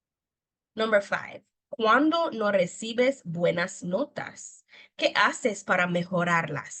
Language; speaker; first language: Spanish; non-native, fluent; English